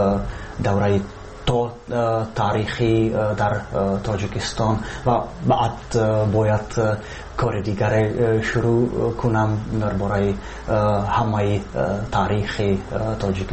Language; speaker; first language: Persian; non-native, fluent; Czech